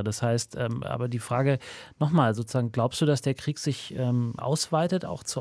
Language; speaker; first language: German; native; German